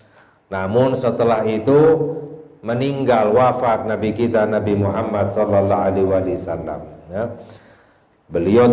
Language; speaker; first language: Indonesian; native; Indonesian